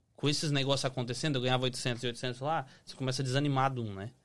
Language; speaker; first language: Portuguese; native; Portuguese